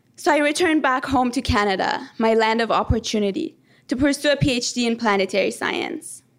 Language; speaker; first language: English; early bilingual, other home language; Persian